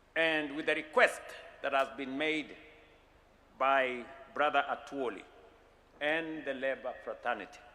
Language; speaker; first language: English; non-native, local second language; Kalenjin